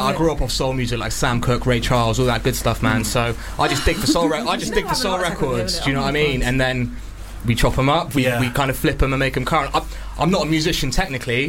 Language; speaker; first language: English; native; English